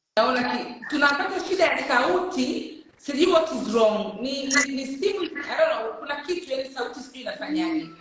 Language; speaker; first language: Swahili; native; Swahili